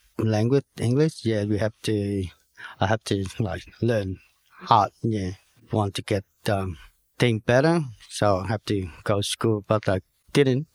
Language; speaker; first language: English; non-native, learner; Vietnamese